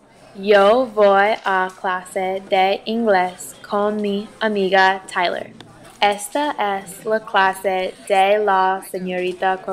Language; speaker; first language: Spanish; non-native, learner; English